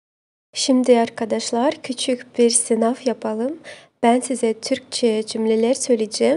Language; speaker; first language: Turkish; non-native, fluent; Kazakh